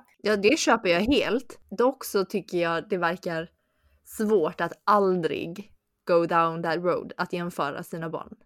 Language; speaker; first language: Swedish; early bilingual, other home language; Chinese